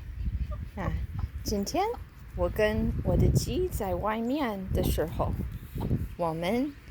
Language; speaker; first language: Chinese; non-native, fluent; English